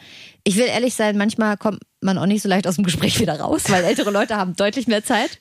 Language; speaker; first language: German; native; German